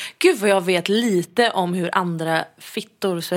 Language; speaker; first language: Swedish; native; Swedish